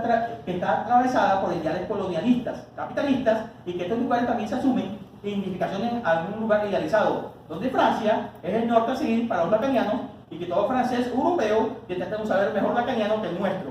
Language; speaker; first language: Spanish; native; Spanish